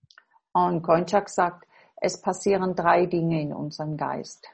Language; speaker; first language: German; non-native, fluent; English